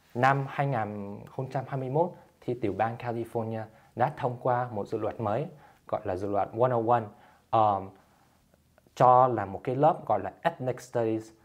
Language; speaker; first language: Vietnamese; early bilingual, heritage; Vietnamese